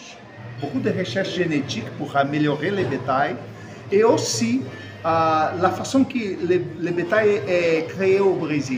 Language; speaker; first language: French; non-native, fluent; Portuguese